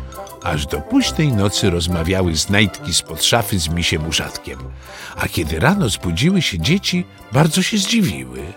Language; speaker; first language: Polish; native; Polish